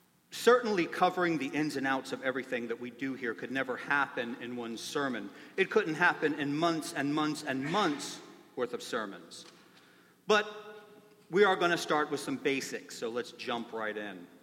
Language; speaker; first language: English; native; English